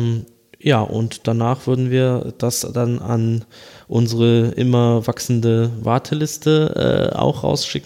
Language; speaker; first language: German; native; German